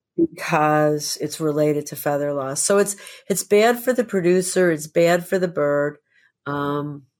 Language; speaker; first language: English; native; English